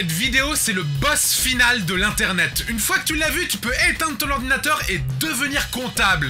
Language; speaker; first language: French; native; French